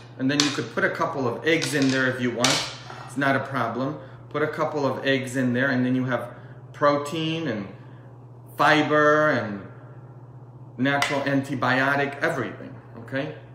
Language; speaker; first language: English; early bilingual, other home language; Polish